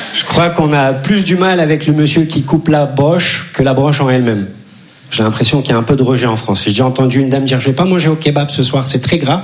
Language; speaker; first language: French; early bilingual, other home language; Turkish